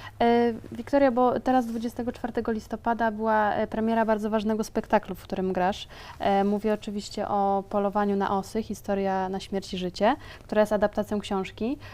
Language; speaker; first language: Polish; native; Polish